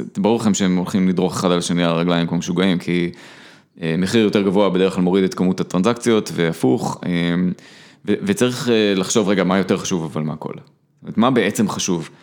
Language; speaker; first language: Hebrew; native; Hebrew